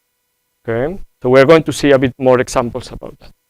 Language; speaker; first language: English; non-native, fluent; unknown